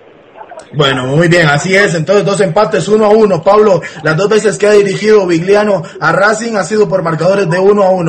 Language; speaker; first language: Spanish; native; Spanish